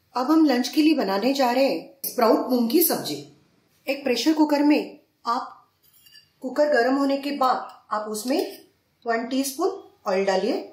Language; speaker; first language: Hindi; native; Hindi